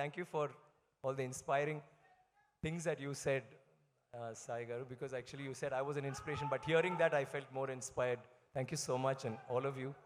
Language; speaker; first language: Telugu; non-native, learner; Tamil